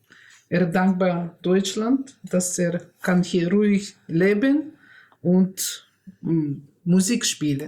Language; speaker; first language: German; non-native, learner; Russian